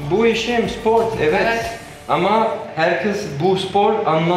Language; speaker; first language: Turkish; non-native, learner; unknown